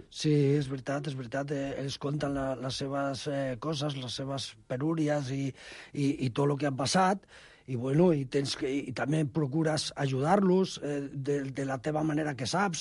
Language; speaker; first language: Catalan; non-native, local second language; Spanish